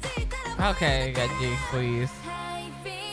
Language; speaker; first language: English; native; English